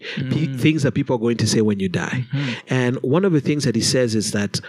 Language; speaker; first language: English; non-native, local second language; Kinyarwanda